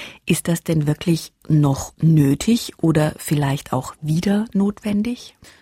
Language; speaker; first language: German; native; German